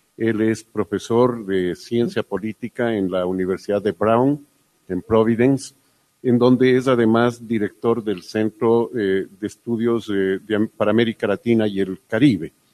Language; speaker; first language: Spanish; native; Spanish